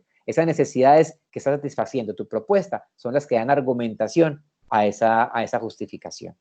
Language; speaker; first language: Spanish; native; Spanish